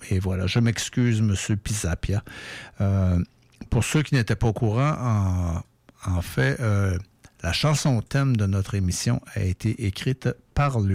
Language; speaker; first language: French; native; French